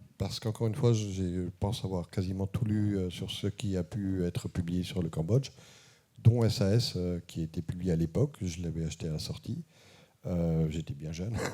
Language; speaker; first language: French; early bilingual, heritage; French